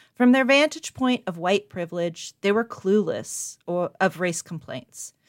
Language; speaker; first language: English; native; English